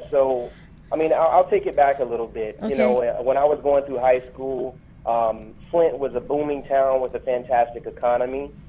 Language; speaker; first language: English; native; English